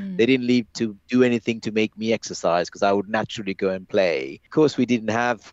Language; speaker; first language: English; native; English